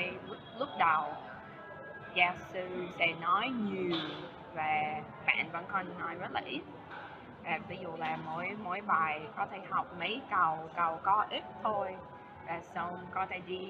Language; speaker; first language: Vietnamese; non-native, fluent; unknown